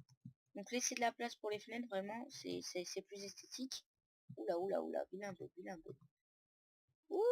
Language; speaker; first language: French; native; French